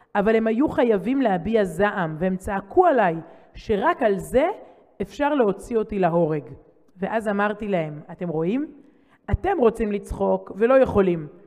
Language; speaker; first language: Hebrew; native; Hebrew